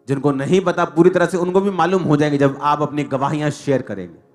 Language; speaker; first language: Hindi; non-native, local second language; Punjabi